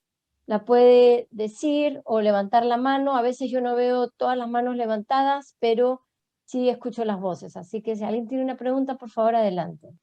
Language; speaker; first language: Spanish; native; Spanish